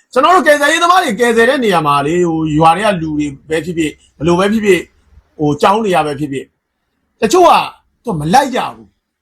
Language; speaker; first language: Burmese; native; Burmese